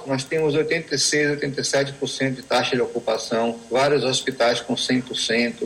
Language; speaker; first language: Portuguese; native; Portuguese